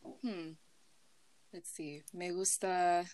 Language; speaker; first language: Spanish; non-native, learner; English